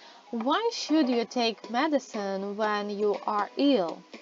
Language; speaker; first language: English; non-native, fluent; Ukrainian